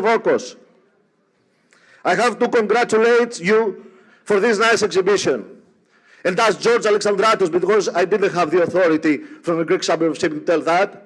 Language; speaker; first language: English; non-native, fluent; Greek